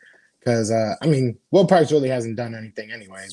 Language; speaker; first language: English; native; English